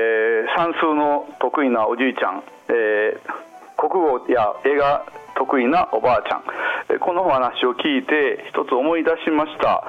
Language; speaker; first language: Japanese; native; Japanese